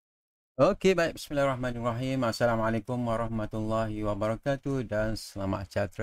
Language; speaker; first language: Malay; native; Malay